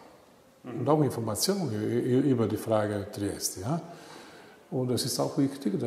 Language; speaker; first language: German; non-native, learner; Italian